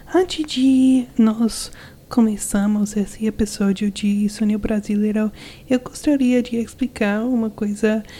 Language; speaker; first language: Portuguese; non-native, learner; English